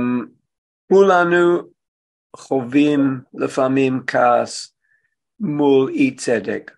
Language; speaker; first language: Hebrew; non-native, fluent; English